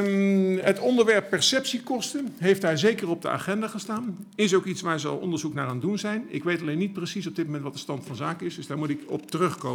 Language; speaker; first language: Dutch; native; Dutch